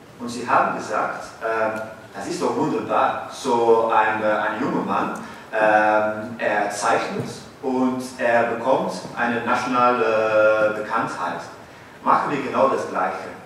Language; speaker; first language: German; non-native, fluent; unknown